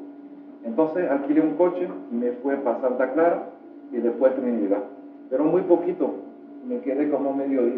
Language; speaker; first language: Spanish; non-native, fluent; French